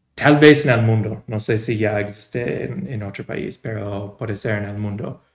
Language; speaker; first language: Spanish; non-native, fluent; English